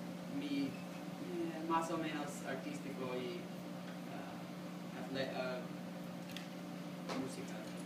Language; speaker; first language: Spanish; non-native, learner; English